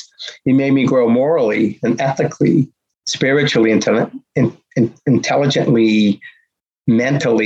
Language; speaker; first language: English; native; English